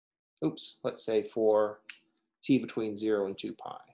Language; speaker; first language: English; native; English